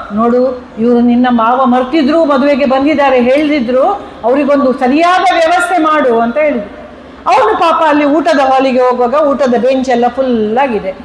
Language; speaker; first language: Kannada; non-native, local second language; Konkani